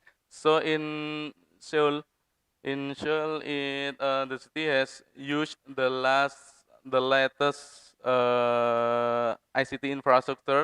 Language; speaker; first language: English; non-native, fluent; Indonesian